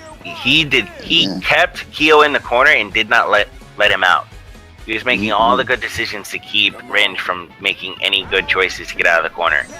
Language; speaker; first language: English; native; English